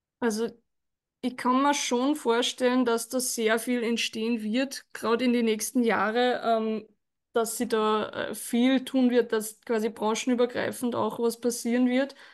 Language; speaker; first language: German; native; German